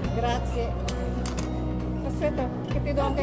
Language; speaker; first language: Italian; non-native, fluent; Filipino